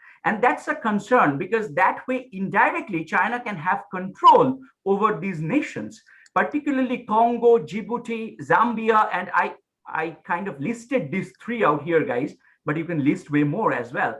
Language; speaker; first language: English; non-native, local second language; Bangla